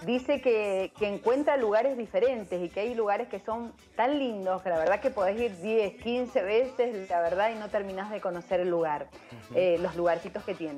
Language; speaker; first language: Spanish; native; Spanish